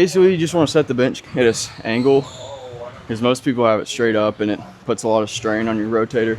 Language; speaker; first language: English; native; English